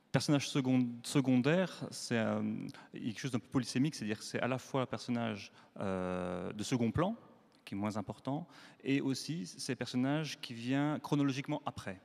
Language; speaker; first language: French; native; French